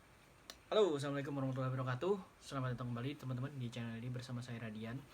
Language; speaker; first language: Indonesian; native; Indonesian